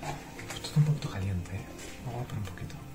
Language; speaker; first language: Spanish; native; Spanish